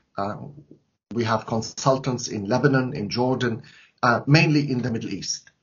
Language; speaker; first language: English; non-native, fluent; Arabic